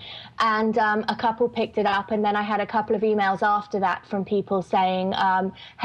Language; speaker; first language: English; native; English